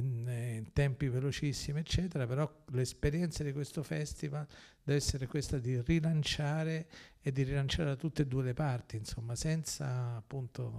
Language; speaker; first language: Italian; native; Italian